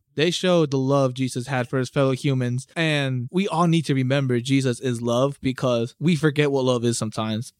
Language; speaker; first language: English; native; English